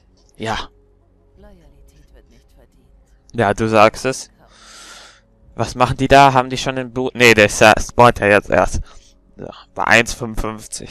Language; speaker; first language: German; native; German